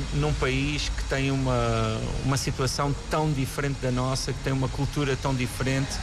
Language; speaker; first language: Portuguese; native; Portuguese